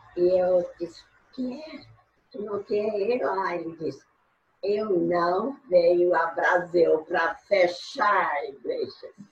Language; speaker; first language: Portuguese; non-native, fluent; English